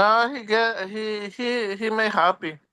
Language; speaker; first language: English; non-native, learner; Spanish